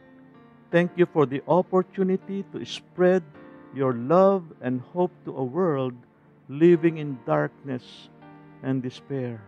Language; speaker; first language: English; non-native, local second language; Filipino